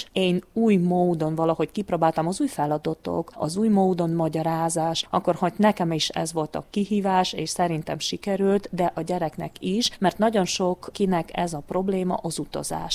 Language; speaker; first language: Hungarian; non-native, local second language; Ukrainian